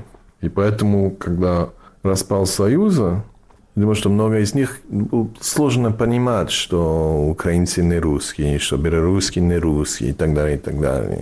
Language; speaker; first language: Russian; non-native, fluent; English